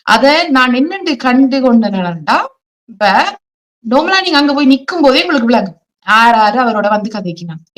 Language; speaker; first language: Tamil; early bilingual, heritage; Tamil